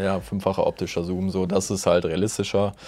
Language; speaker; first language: German; native; German